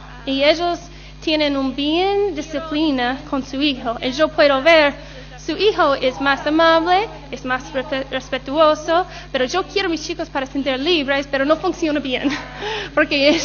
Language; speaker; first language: Spanish; non-native, learner; English